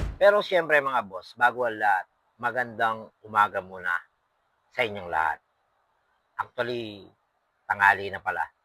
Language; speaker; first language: Filipino; non-native, local second language; Pampanga